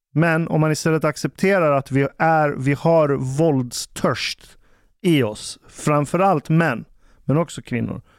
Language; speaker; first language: Swedish; native; Swedish